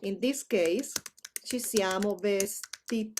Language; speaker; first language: Italian; non-native, fluent; Spanish